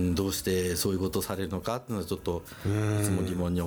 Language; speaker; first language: Japanese; native; Japanese